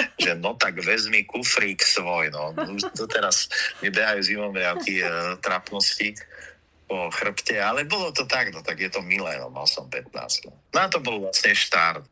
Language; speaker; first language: Slovak; native; Slovak